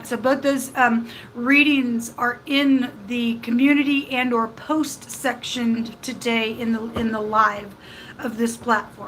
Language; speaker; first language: English; native; English